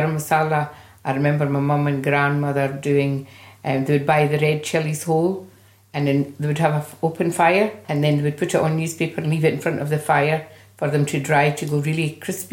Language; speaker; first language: English; native; English